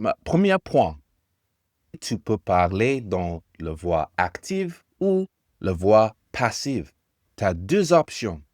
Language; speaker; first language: French; non-native, learner; English